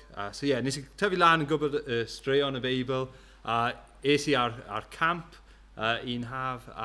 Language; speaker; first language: Welsh; non-native, local second language; English